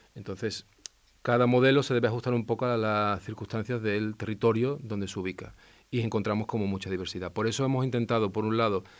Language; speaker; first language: Spanish; non-native, local second language; Catalan